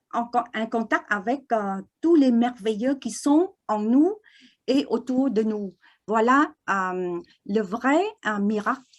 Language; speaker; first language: French; non-native, fluent; Vietnamese